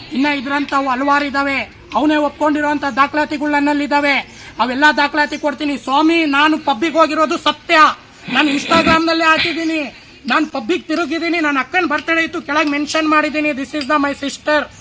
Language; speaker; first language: Kannada; non-native, local second language; Lambadi